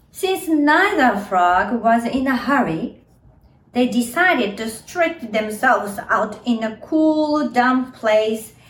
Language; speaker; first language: English; non-native, fluent; Japanese